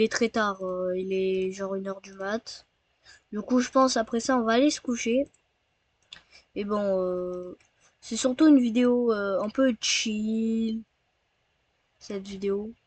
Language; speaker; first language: French; native; French